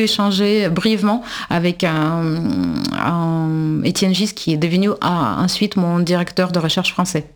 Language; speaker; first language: French; non-native, fluent; Russian